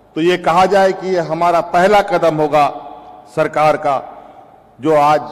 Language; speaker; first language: Hindi; native; Hindi